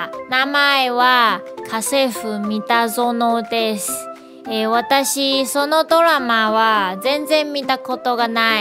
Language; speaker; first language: Japanese; non-native, learner; Chinese